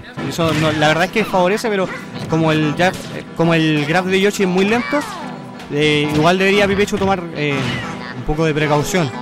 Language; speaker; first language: Spanish; native; Spanish